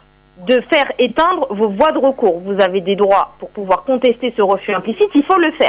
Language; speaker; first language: French; native; French